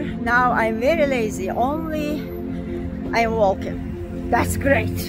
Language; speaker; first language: English; non-native, learner; Turkish